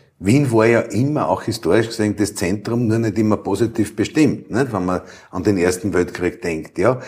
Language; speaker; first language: German; native; German